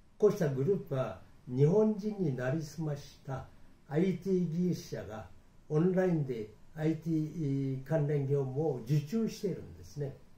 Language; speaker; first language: Japanese; native; Japanese